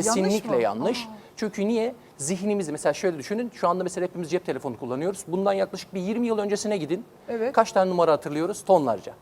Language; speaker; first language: Turkish; native; Turkish